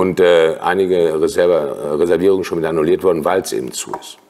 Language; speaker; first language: German; native; German